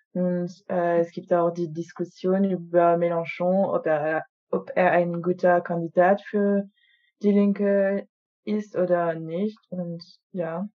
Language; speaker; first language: German; non-native, fluent; French